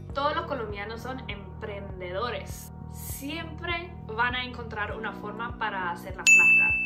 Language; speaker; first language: Spanish; non-native, fluent; English